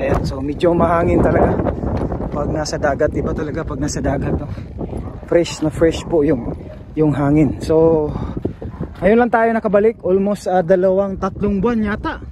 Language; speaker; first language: Filipino; non-native, local second language; Cebuano